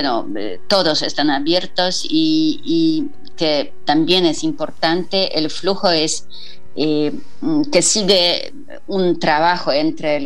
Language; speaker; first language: Spanish; non-native, fluent; Polish